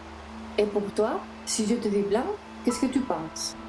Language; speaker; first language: French; non-native, fluent; Spanish